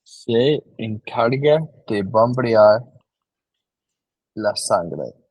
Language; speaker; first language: Spanish; non-native, learner; English